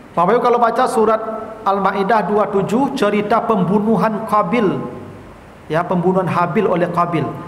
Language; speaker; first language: Malay; non-native, local second language; Minangkabau